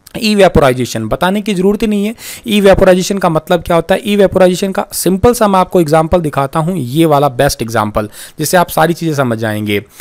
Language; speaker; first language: Hindi; native; Hindi